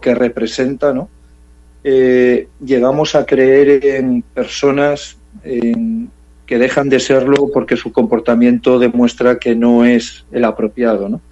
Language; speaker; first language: Spanish; early bilingual, heritage; English